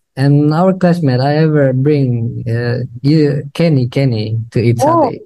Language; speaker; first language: English; non-native, learner; Indonesian